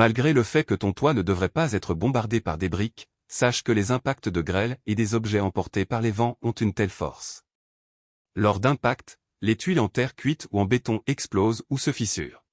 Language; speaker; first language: French; native; French